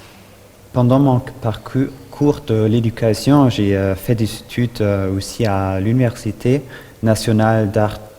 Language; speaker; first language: French; non-native, fluent; German